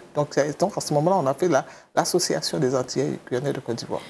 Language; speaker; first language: French; native; French